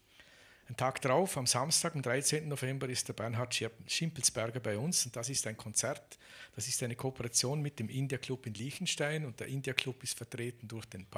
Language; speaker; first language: German; native; German